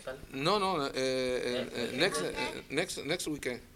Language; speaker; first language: English; non-native, learner; Spanish